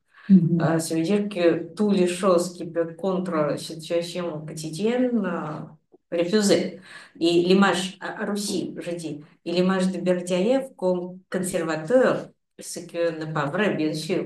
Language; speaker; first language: French; non-native, fluent; Russian